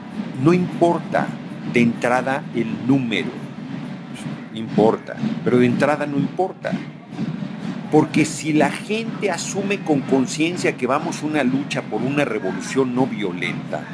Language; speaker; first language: Spanish; native; Spanish